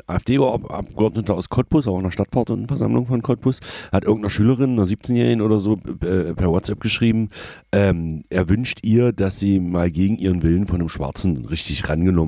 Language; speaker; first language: German; native; German